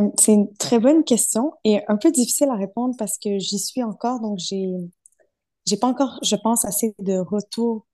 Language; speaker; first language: French; early bilingual, other home language; Arabic